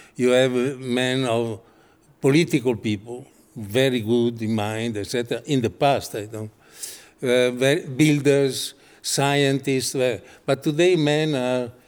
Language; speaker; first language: English; non-native, fluent; Italian